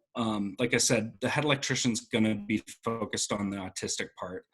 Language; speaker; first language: English; native; English